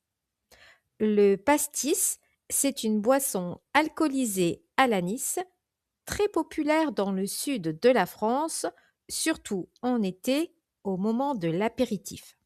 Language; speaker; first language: French; native; French